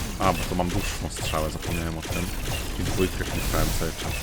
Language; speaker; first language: Polish; native; Polish